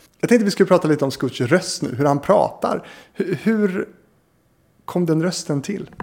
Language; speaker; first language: Swedish; native; Swedish